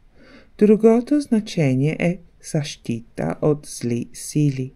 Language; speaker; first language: Bulgarian; non-native, learner; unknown